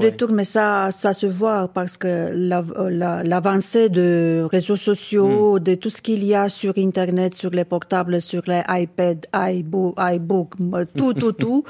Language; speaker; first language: French; non-native, fluent; Romanian